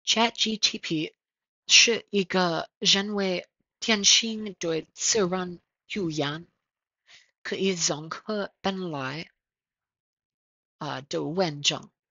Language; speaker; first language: Chinese; non-native, learner; English